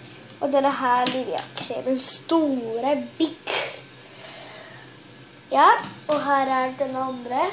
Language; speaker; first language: Swedish; early bilingual, other home language; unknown